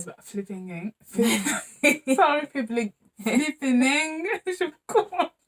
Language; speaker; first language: English; non-native, learner; French